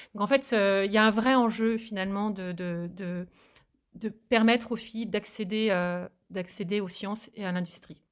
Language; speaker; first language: French; native; French